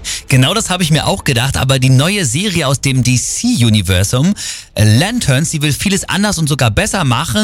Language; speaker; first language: German; native; German